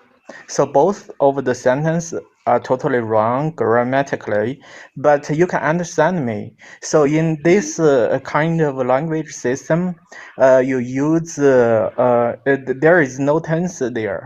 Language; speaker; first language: English; non-native, learner; Chinese